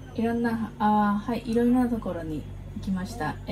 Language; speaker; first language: Japanese; non-native, learner; Burmese